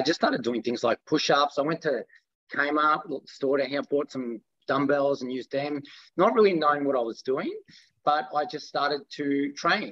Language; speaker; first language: English; early bilingual, other home language; Greek